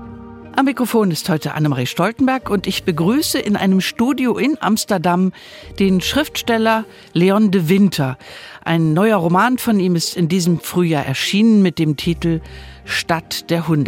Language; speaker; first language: German; native; German